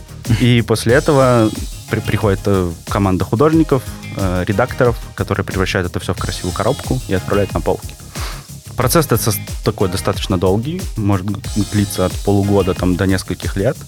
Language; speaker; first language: Russian; native; Russian